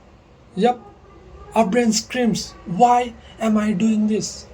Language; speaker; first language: English; non-native, local second language; Nepali